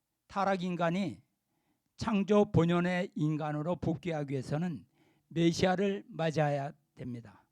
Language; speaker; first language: Korean; native; Korean